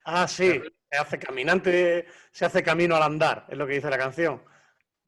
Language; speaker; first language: Spanish; native; Spanish